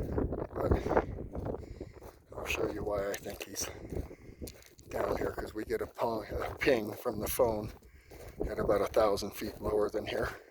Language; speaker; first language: English; native; English